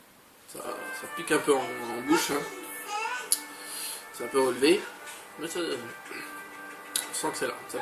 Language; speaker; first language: French; native; French